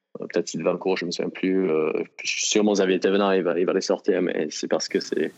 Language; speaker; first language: French; non-native, fluent; English